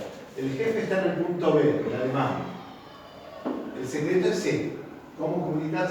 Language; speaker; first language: Spanish; native; Spanish